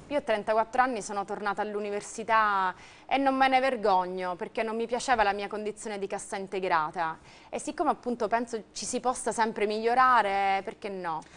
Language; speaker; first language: Italian; native; Italian